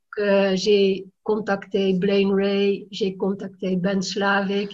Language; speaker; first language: French; non-native, fluent; Dutch